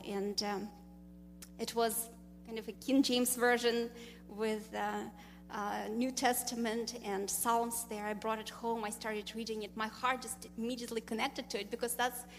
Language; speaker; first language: English; non-native, fluent; Russian